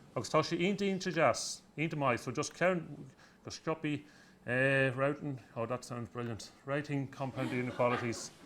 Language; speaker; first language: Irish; non-native, local second language; English